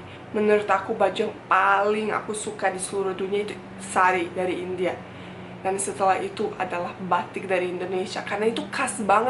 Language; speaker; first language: Indonesian; non-native, fluent; Bosnian